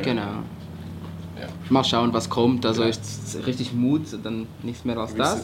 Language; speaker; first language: German; non-native, fluent; Portuguese